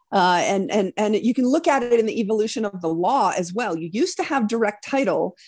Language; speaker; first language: English; native; English